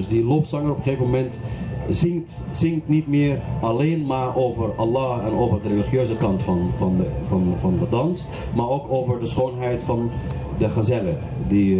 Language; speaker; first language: Dutch; non-native, fluent; Arabic